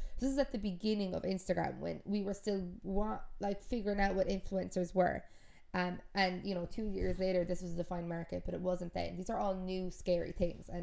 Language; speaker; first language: English; native; English